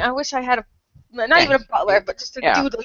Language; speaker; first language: English; native; English